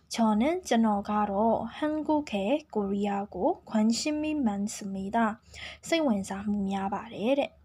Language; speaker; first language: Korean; non-native, fluent; Burmese